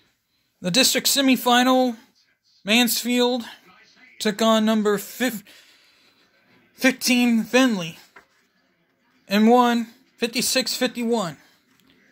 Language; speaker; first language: English; native; English